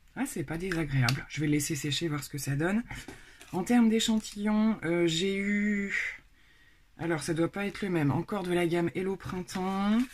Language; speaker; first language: French; native; French